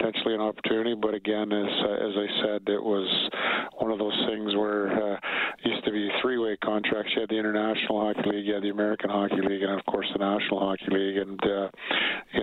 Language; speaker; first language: English; native; English